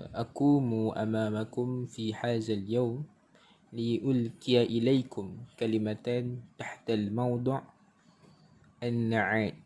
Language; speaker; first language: Arabic; non-native, learner; Malay